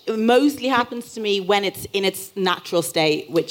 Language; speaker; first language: English; native; English